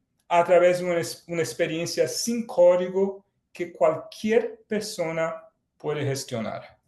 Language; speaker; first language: Spanish; non-native, fluent; Portuguese